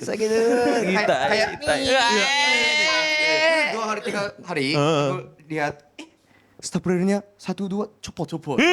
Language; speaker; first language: Indonesian; non-native, learner; Japanese